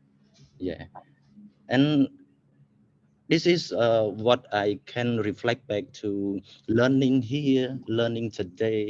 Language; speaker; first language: English; non-native, fluent; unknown